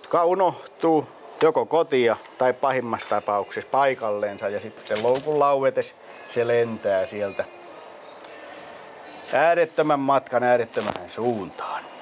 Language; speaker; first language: Finnish; native; Finnish